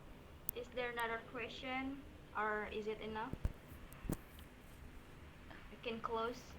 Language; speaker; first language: English; non-native, learner; Indonesian